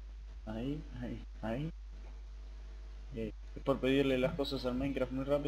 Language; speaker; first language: Spanish; native; Spanish